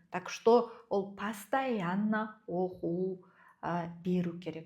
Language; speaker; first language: Russian; non-native, local second language; Kazakh